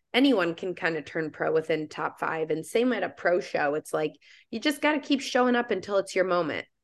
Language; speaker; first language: English; native; English